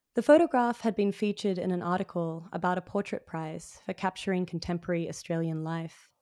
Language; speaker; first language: English; native; English